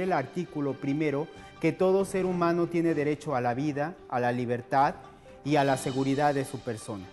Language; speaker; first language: Spanish; native; Spanish